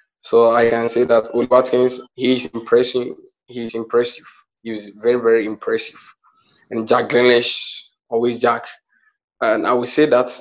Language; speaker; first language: English; non-native, local second language; Akan